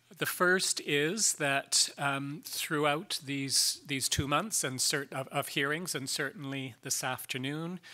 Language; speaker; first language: English; native; English